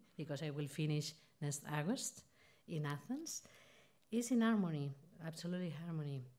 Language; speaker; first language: English; non-native, fluent; Spanish